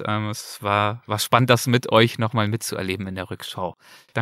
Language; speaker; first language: German; native; German